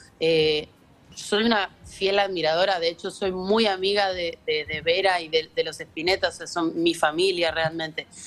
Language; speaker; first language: Spanish; native; Spanish